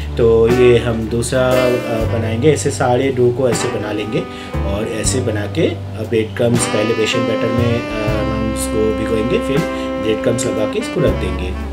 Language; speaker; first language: Hindi; non-native, local second language; Bangla